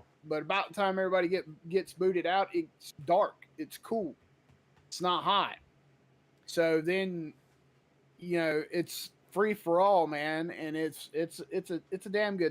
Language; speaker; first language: English; native; English